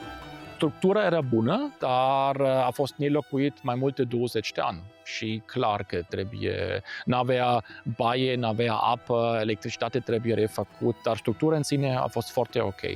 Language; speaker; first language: Romanian; non-native, fluent; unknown